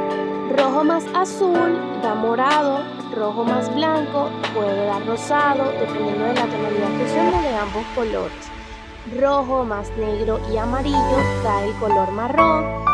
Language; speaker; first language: Spanish; native; Spanish